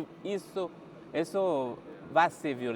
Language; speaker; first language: Spanish; non-native, learner; French